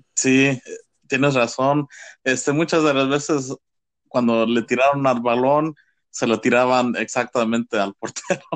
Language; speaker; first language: Spanish; early bilingual, heritage; Spanish